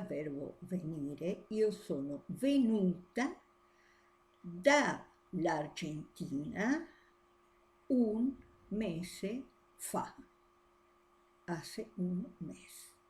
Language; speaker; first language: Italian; non-native, fluent; Spanish